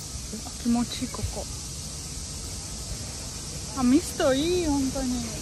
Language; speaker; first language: Japanese; non-native, fluent; Czech